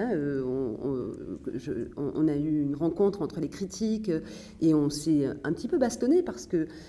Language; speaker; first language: French; native; French